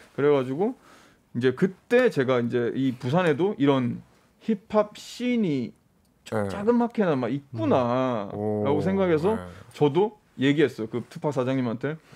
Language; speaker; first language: Korean; native; Korean